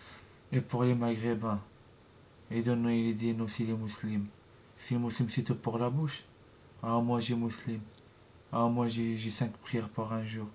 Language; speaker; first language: French; non-native, learner; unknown